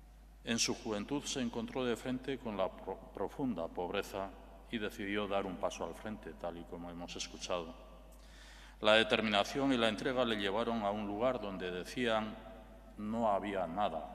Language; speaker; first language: Spanish; native; Spanish